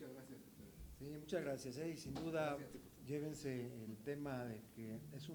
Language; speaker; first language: Spanish; native; Spanish